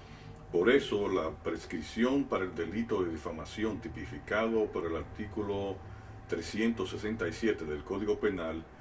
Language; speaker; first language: Spanish; native; Spanish